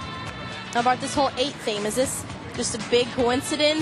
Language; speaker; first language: English; native; English